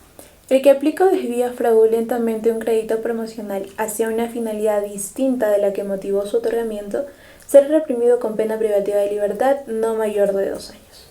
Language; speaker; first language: Spanish; native; Spanish